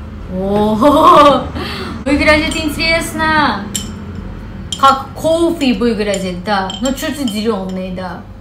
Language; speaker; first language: Russian; non-native, fluent; Japanese